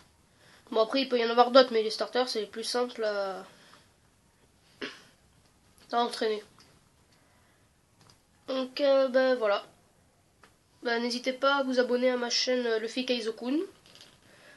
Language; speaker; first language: French; native; French